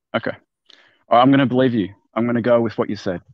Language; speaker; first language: English; non-native, fluent; Persian